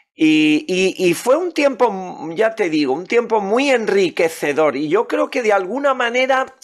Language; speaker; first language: Spanish; native; Spanish